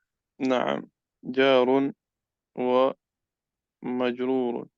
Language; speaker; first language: Arabic; non-native, fluent; Urdu